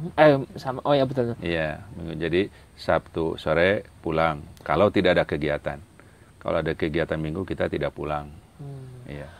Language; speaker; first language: Indonesian; non-native, local second language; Sundanese